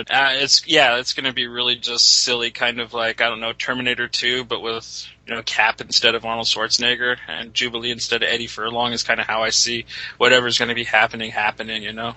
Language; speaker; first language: English; native; English